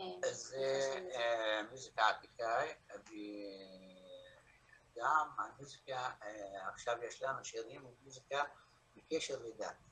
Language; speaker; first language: Hebrew; non-native, local second language; Arabic